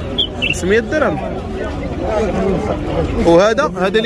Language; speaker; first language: Arabic; native; Arabic